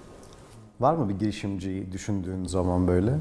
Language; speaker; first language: Turkish; native; Turkish